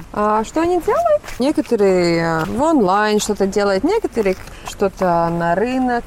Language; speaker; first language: Russian; non-native, local second language; Latvian